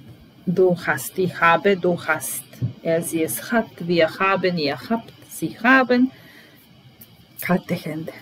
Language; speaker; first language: German; non-native, fluent; Italian